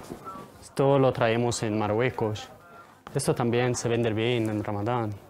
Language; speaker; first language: Spanish; non-native, learner; Arabic